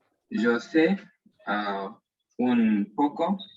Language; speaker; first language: Spanish; non-native, learner; English